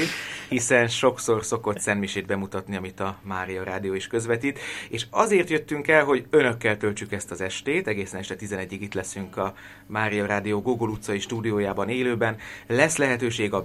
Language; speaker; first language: Hungarian; native; Hungarian